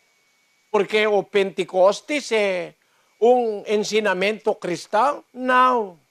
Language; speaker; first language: Portuguese; non-native, learner; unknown